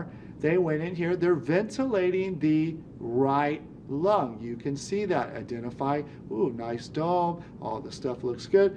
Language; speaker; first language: English; native; English